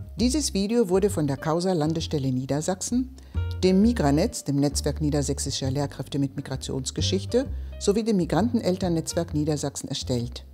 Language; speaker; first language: German; non-native, fluent; Greek